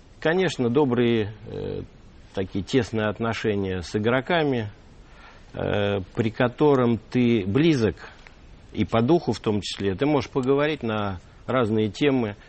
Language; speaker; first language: Russian; native; Russian